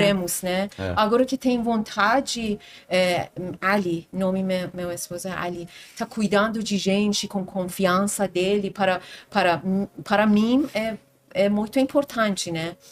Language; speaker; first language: Portuguese; non-native, learner; Persian